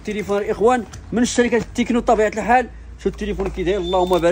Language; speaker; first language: Arabic; native; Arabic